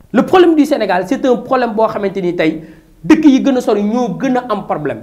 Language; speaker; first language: French; non-native, local second language; Wolof